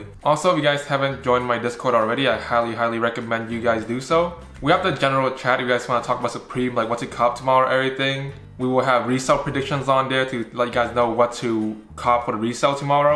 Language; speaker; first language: English; native; English